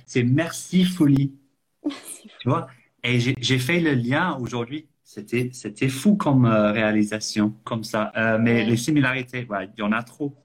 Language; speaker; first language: French; non-native, fluent; English